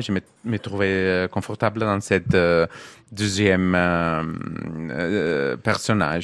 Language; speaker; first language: French; non-native, learner; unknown